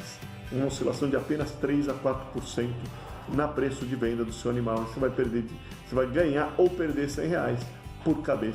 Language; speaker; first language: Portuguese; native; Portuguese